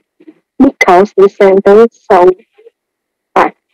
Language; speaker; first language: English; non-native, learner; Indonesian